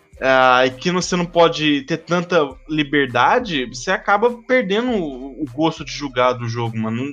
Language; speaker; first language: Portuguese; native; Portuguese